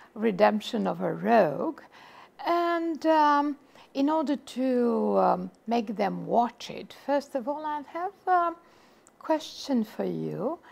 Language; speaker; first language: English; non-native, fluent; Romanian